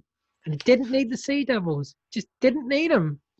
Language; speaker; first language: English; native; English